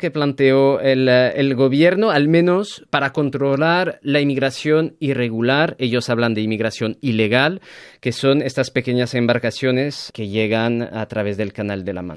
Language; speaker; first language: Spanish; native; Spanish